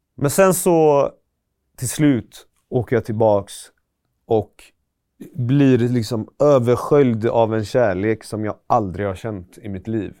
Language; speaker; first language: Swedish; early bilingual, other home language; Persian